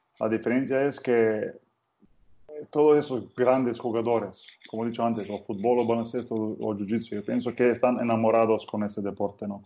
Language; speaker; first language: Spanish; non-native, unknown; Slovenian